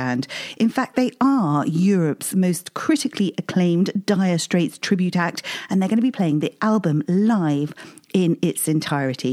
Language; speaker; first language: English; native; English